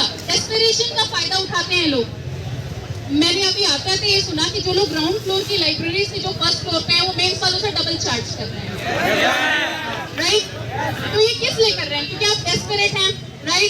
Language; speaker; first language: Hindi; native; Hindi